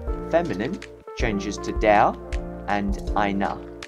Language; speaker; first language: English; native; English